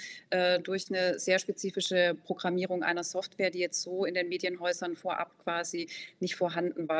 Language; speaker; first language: German; native; German